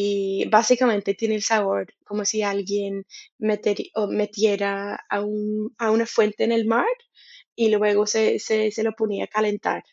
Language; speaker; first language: Spanish; non-native, fluent; English